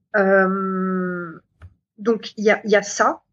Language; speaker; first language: French; native; French